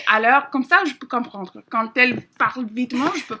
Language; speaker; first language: French; non-native, learner; English